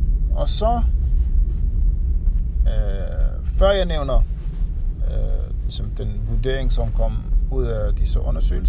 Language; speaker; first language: Danish; non-native, fluent; Arabic